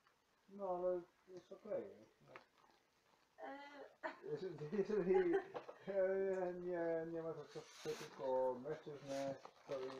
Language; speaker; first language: Polish; non-native, learner; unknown